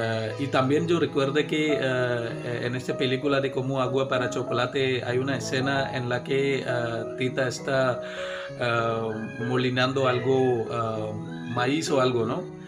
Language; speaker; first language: Spanish; non-native, learner; Malayalam